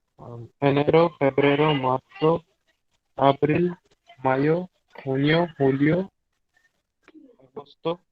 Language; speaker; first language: Spanish; non-native, learner; Hindi